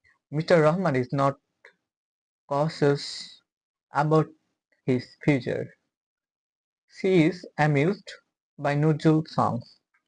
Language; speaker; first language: English; non-native, local second language; Bangla